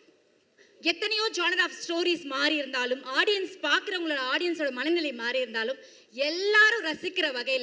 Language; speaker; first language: Tamil; native; Tamil